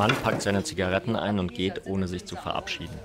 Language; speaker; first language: German; native; German